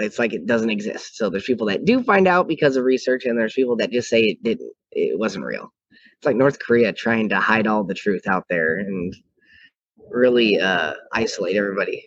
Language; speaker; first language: English; native; English